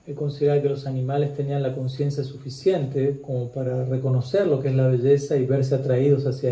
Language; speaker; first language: Spanish; native; Spanish